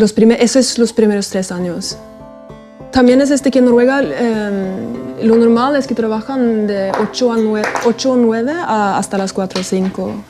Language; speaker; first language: Spanish; non-native, fluent; Norwegian